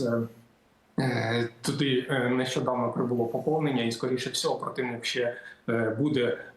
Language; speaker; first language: Ukrainian; native; Ukrainian